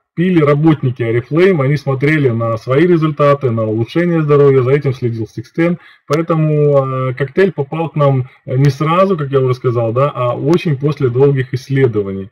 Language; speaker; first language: Russian; native; Russian